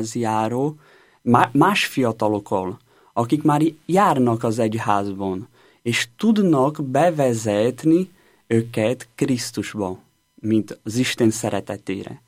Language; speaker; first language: Hungarian; non-native, learner; Portuguese